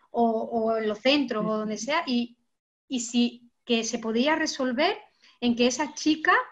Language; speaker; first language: Spanish; native; Spanish